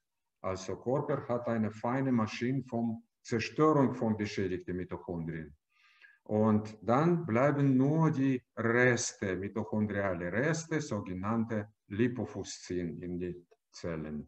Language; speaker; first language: German; non-native, fluent; Russian